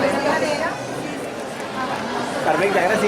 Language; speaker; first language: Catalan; non-native, learner; Italian